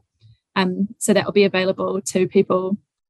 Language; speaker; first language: English; native; English